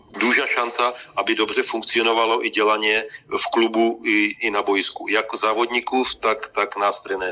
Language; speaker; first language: Polish; non-native, learner; Czech